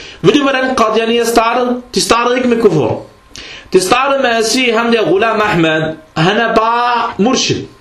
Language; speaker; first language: Danish; early bilingual, other home language; Arabic